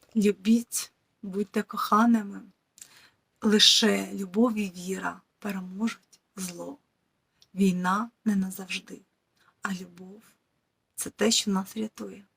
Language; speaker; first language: Ukrainian; native; Ukrainian